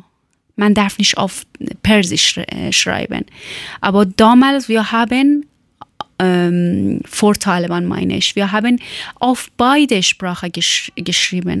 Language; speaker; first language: German; non-native, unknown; Persian